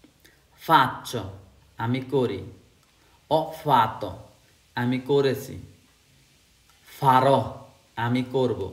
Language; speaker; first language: Italian; non-native, fluent; Bangla